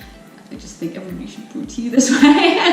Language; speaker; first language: English; native; English